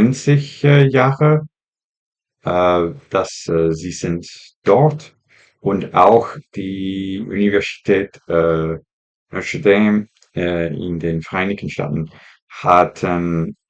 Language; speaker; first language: German; non-native, learner; English